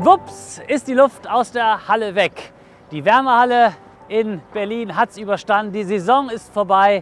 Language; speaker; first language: German; native; German